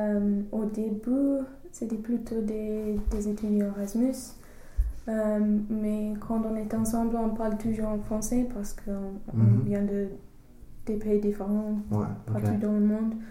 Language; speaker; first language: French; non-native, fluent; English